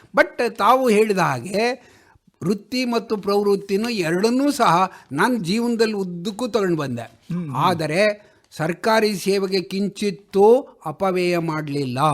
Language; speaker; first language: Kannada; native; Kannada